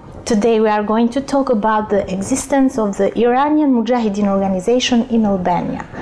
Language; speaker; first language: English; non-native, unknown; Albanian